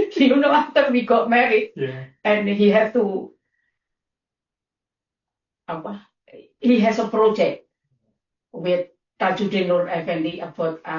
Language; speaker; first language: English; non-native, learner; Indonesian